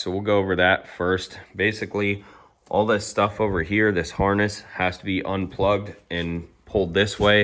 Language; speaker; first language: English; native; English